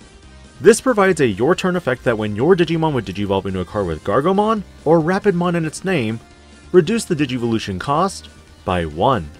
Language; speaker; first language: English; native; English